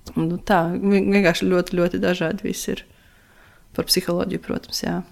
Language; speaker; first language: Latvian; non-native, local second language; Russian